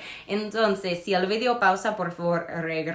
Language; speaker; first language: Spanish; non-native, fluent; English